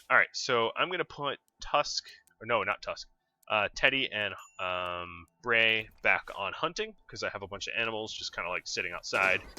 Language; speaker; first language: English; native; English